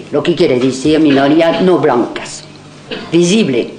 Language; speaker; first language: Spanish; non-native, fluent; French